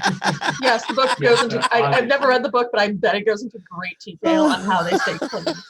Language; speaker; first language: English; native; English